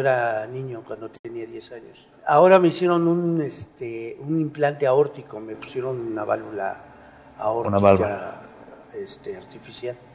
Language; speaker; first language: Spanish; native; Spanish